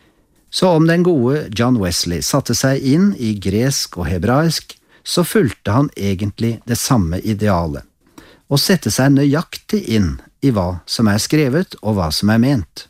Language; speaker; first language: Norwegian; native; Norwegian